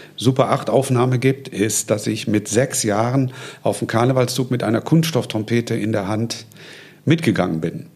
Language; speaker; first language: German; native; German